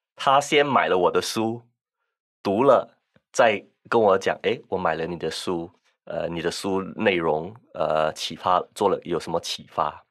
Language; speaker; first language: Chinese; non-native, local second language; Min Nan Chinese